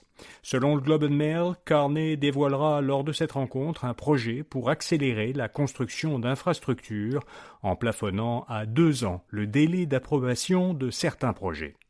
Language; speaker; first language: French; native; French